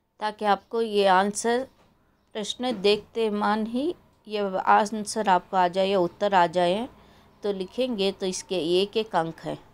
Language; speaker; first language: Hindi; non-native, local second language; Kannada